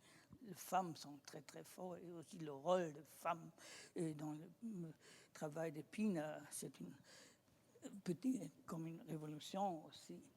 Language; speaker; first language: French; non-native, learner; German